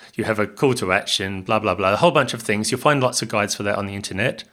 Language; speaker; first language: English; native; English